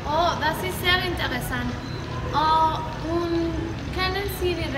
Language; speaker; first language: German; non-native, learner; Spanish